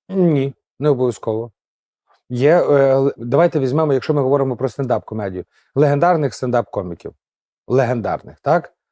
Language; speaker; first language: Ukrainian; native; Ukrainian